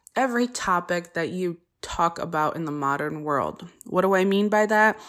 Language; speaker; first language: English; early bilingual, other home language; Polish